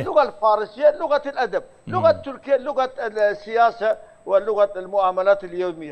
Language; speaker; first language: Arabic; non-native, fluent; Turkish